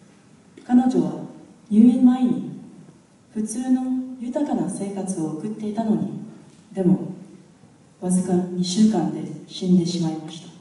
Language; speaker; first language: Japanese; non-native, fluent; English